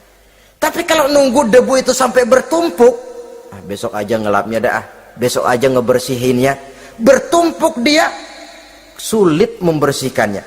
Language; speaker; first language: Indonesian; native; Indonesian